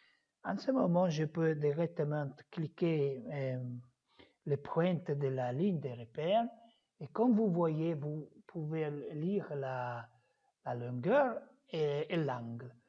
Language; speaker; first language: French; non-native, fluent; Italian